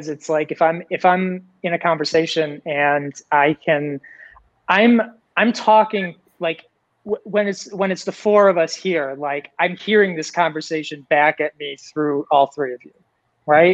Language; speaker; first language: English; native; English